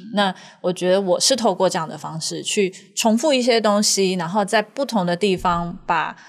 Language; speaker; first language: Chinese; native; Chinese